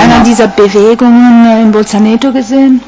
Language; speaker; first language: German; non-native, fluent; Italian